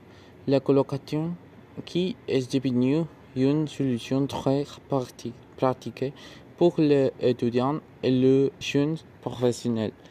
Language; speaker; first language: French; non-native, learner; Spanish